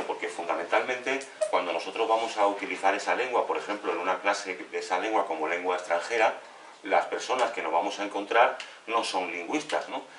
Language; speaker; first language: Spanish; native; Spanish